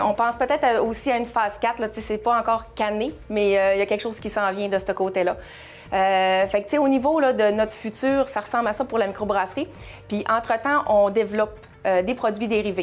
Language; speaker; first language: French; native; French